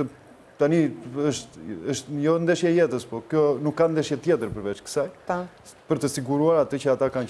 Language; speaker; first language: Albanian; native; Albanian